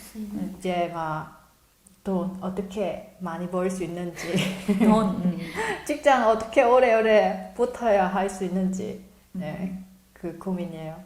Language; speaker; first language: Korean; non-native, learner; Vietnamese